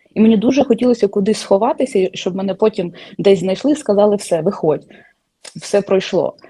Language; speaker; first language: Ukrainian; native; Ukrainian